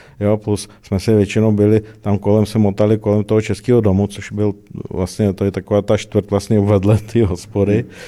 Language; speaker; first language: Czech; early bilingual, other home language; Russian